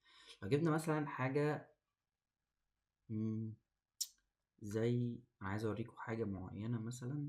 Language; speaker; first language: Arabic; native; Arabic